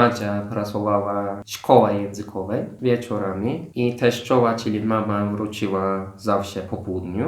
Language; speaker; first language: Polish; non-native, fluent; Turkish